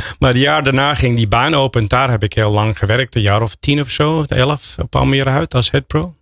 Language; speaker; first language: Dutch; non-native, fluent; English